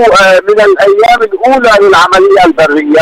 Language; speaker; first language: Arabic; native; Arabic